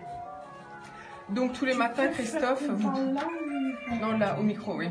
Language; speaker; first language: French; native; French